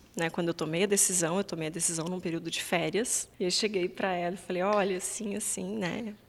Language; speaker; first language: Portuguese; native; Portuguese